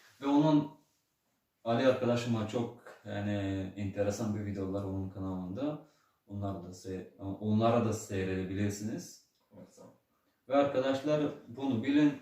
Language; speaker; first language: Turkish; early bilingual, heritage; Turkish